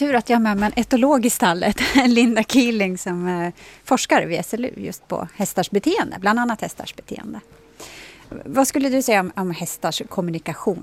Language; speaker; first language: Swedish; native; Swedish